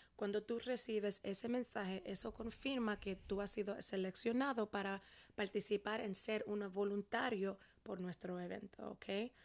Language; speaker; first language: Spanish; early bilingual, heritage; Spanish